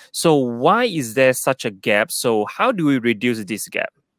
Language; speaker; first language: English; non-native, local second language; Chinese